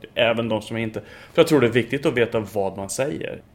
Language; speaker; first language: Swedish; non-native, fluent; English